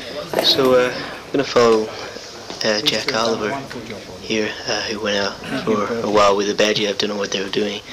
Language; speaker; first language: English; native; English